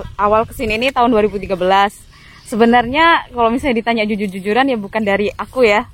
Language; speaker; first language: Indonesian; non-native, local second language; Javanese